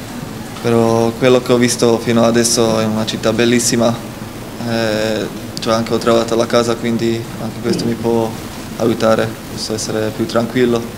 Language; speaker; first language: Italian; non-native, fluent; Slovak